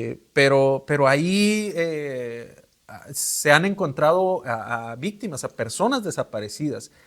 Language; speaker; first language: Spanish; native; Spanish